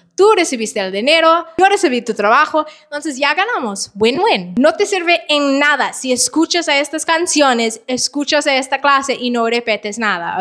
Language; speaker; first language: Spanish; non-native, fluent; English